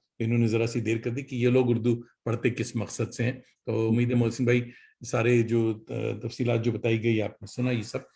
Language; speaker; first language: Urdu; native; Urdu